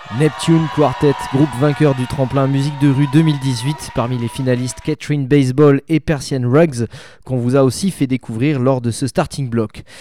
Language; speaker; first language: French; native; French